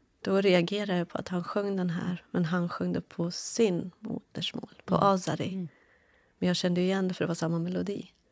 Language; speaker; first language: Swedish; early bilingual, other home language; Kurdish